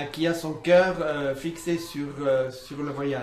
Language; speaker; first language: French; native; French